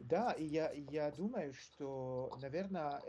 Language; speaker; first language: Russian; non-native, learner; French